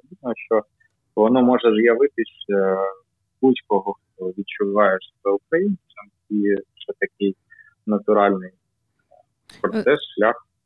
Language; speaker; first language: Ukrainian; non-native, local second language; Russian